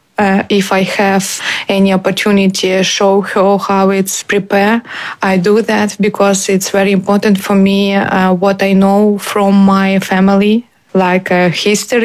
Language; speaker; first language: English; non-native, learner; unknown